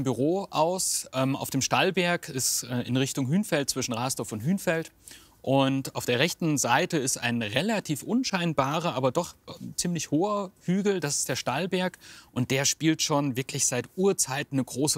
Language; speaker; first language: German; native; German